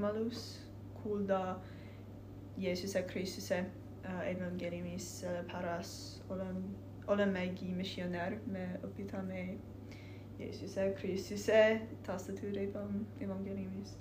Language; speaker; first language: Estonian; non-native, learner; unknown